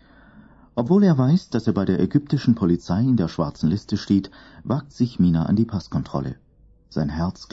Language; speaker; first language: German; native; German